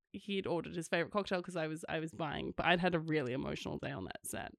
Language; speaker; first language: English; native; English